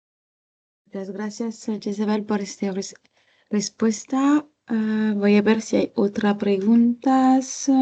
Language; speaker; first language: Spanish; non-native, learner; French